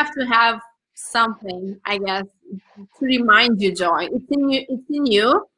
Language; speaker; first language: English; non-native, fluent; Turkish